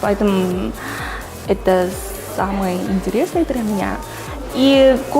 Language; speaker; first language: Russian; non-native, learner; Chinese